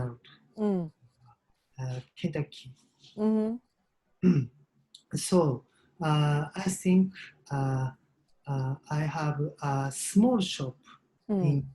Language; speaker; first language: English; non-native, learner; Japanese